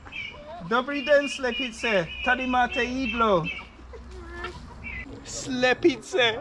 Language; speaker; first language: Czech; non-native, learner; English